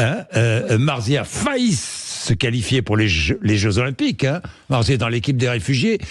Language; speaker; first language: French; native; French